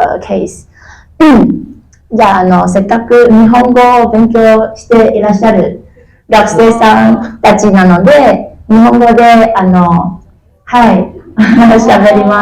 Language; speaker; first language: Japanese; non-native, fluent; Chinese